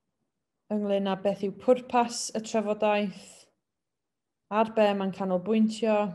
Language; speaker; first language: Welsh; native; Welsh